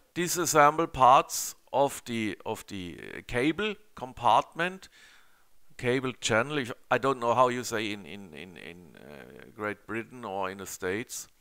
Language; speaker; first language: English; non-native, learner; German